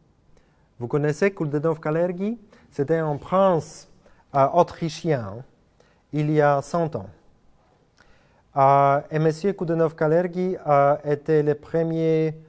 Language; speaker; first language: French; non-native, fluent; Polish